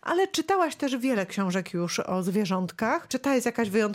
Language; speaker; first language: Polish; native; Polish